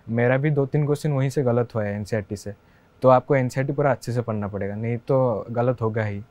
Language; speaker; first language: Hindi; native; Hindi